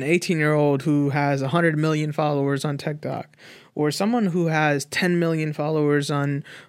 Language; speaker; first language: English; non-native, local second language; Nepali